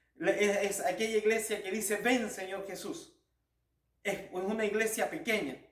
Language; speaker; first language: Spanish; native; Spanish